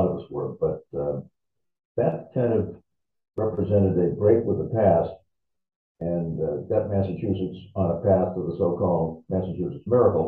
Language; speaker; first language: English; native; English